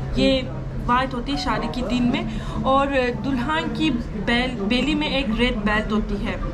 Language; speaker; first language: Urdu; non-native, fluent; Turkish